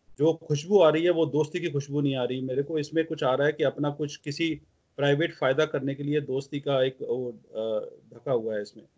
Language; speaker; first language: Hindi; non-native, local second language; Punjabi